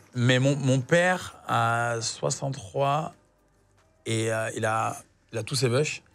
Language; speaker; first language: French; native; French